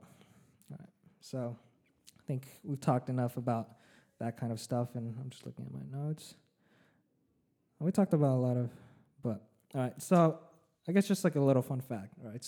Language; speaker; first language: English; early bilingual, other home language; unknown